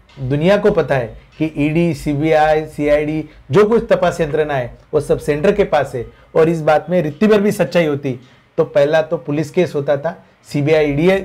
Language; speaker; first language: Hindi; non-native, local second language; Marathi